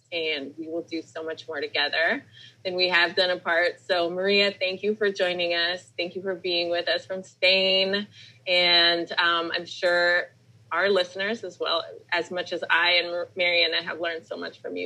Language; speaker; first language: English; native; English